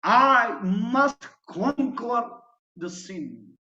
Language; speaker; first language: English; non-native, local second language; Malayalam